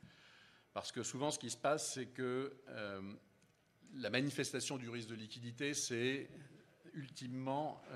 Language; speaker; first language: French; native; French